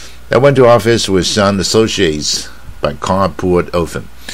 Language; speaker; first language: English; non-native, fluent; Chinese